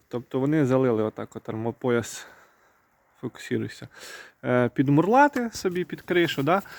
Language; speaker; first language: Ukrainian; non-native, local second language; Russian